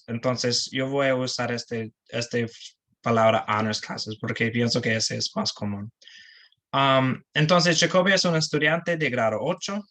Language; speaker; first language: Spanish; non-native, learner; English